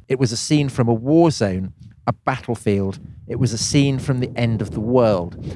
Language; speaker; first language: English; native; English